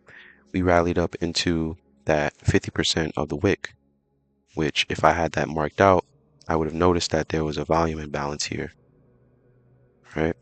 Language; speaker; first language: English; native; English